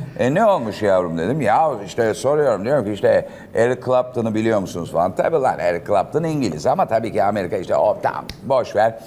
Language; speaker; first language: Turkish; native; Turkish